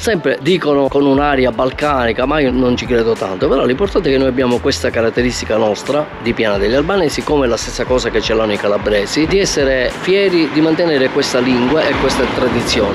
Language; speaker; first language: Italian; non-native, local second language; Albanian